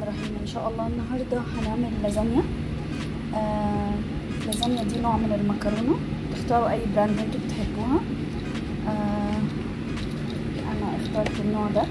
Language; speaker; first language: Arabic; native; Arabic